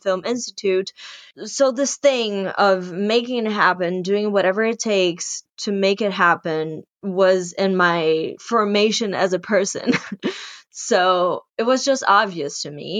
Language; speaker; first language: English; non-native, fluent; Portuguese